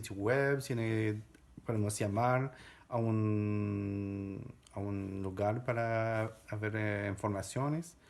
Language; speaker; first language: Spanish; non-native, fluent; French